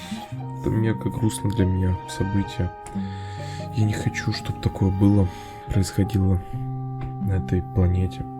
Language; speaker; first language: Russian; native; Russian